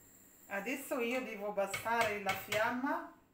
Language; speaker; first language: Italian; non-native, learner; Arabic